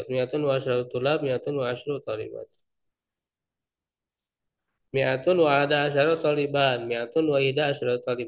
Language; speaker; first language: Arabic; non-native, fluent; Indonesian